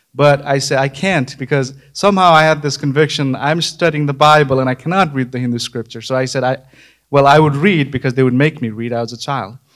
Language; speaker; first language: English; non-native, local second language; Nepali